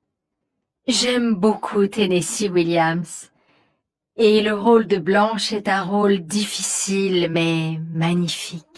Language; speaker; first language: French; native; French